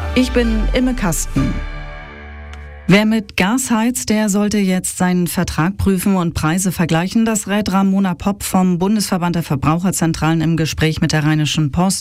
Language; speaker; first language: German; native; German